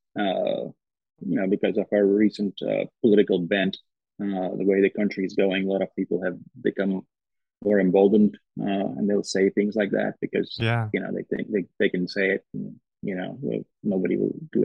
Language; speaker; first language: English; non-native, local second language; Gujarati